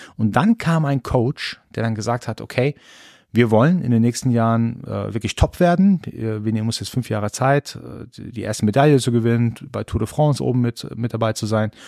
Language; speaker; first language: German; early bilingual, other home language; Persian